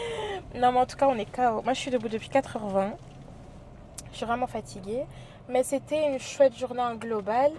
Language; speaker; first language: French; native; French